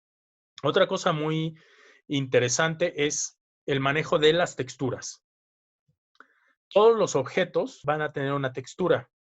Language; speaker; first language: Spanish; native; Spanish